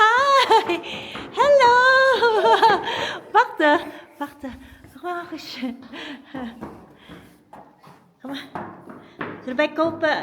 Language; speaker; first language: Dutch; non-native, fluent; Filipino